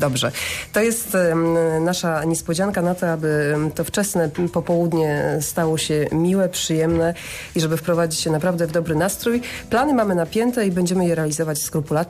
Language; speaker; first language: Polish; native; Polish